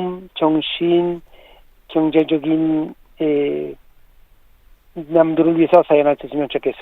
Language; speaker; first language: Korean; non-native, learner; Italian